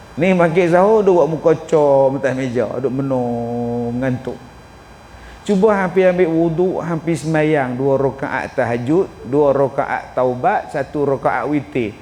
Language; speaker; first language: Malay; native; Malay